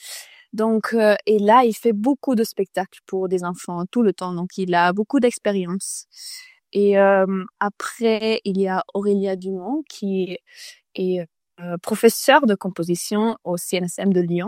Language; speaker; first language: French; non-native, fluent; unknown